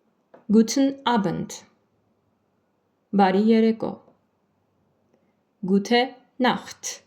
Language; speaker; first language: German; non-native, fluent; Armenian